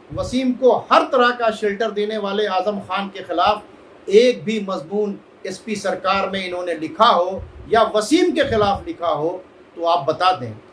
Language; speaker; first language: Urdu; native; Urdu